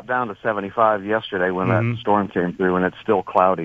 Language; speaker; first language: English; native; English